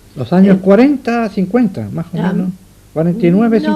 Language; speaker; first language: Spanish; native; Spanish